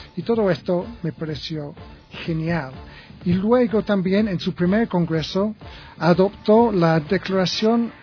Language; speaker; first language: Spanish; non-native, fluent; English